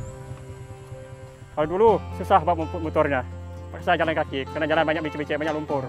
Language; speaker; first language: Indonesian; non-native, local second language; Iban